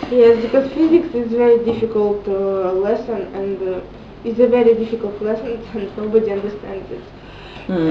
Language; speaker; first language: English; non-native, learner; Russian